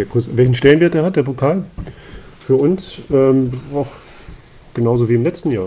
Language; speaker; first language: German; native; German